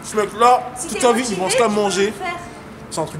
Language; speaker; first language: French; native; French